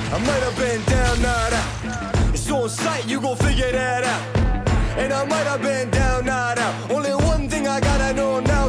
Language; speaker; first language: English; native; English